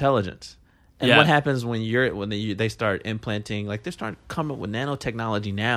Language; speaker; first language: English; native; English